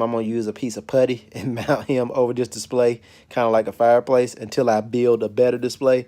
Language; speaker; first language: English; native; English